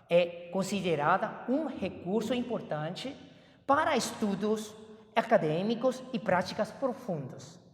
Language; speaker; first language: Portuguese; non-native, fluent; Chinese